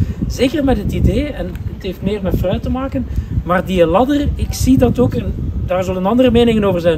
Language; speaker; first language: Dutch; native; Dutch